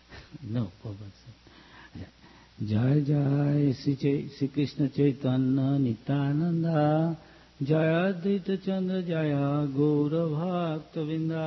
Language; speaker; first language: English; non-native, local second language; Bangla